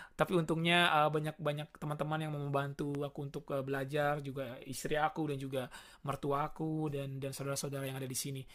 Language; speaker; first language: Indonesian; native; Indonesian